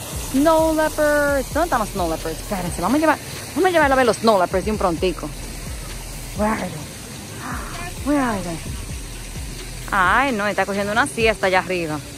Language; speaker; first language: Spanish; early bilingual, heritage; Spanish